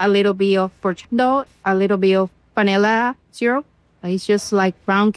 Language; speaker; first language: English; non-native, learner; Spanish